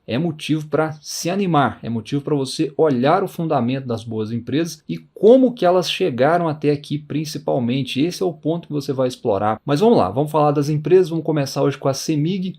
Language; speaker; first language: Portuguese; native; Portuguese